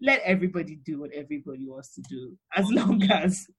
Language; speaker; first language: English; non-native, local second language; Yoruba